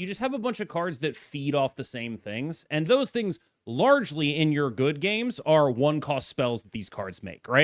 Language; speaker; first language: English; native; English